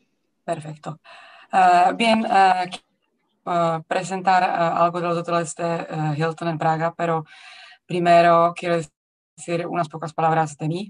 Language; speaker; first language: Spanish; non-native, fluent; Czech